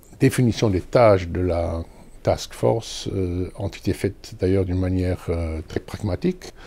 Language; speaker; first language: French; non-native, local second language; German